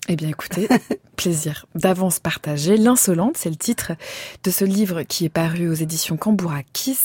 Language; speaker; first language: French; native; French